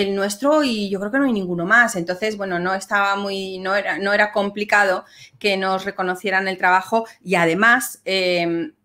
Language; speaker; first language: Spanish; native; Spanish